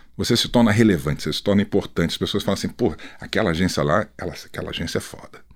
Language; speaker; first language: Portuguese; native; Portuguese